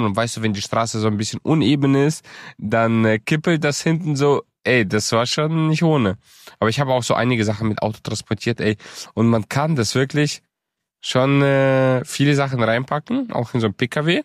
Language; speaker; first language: German; early bilingual, other home language; Romanian